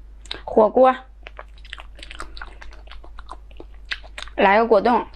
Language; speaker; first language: Chinese; native; Chinese